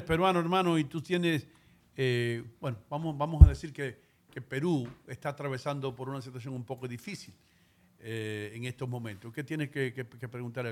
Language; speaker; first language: Spanish; native; Spanish